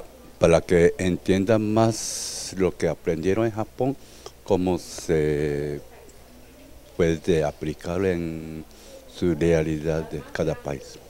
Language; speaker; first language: Spanish; non-native, learner; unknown